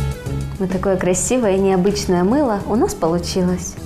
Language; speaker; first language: Russian; native; Russian